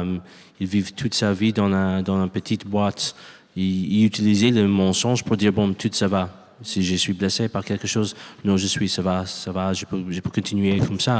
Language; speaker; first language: French; non-native, learner; English